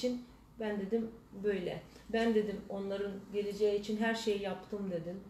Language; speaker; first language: Turkish; early bilingual, heritage; Turkish